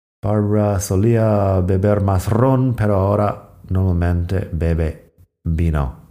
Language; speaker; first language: Spanish; non-native, fluent; English